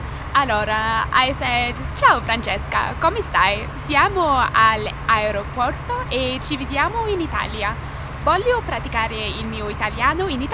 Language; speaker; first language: Italian; non-native, learner; English